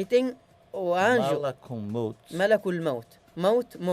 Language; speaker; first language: Portuguese; non-native, learner; Arabic